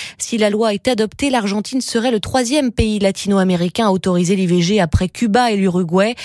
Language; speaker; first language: French; native; French